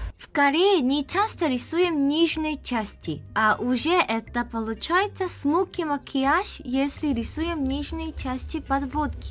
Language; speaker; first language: Russian; non-native, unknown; Korean